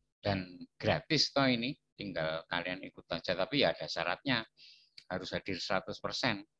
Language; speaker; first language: Indonesian; non-native, local second language; Javanese